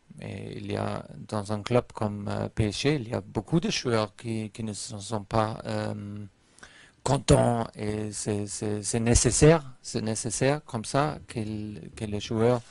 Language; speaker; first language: French; non-native, fluent; German